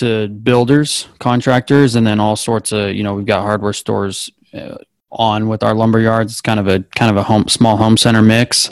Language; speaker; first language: English; native; English